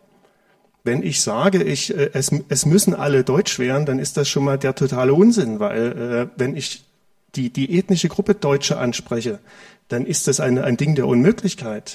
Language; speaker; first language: German; native; German